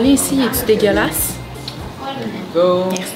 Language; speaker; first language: French; native; French